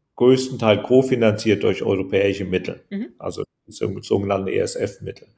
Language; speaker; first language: German; native; German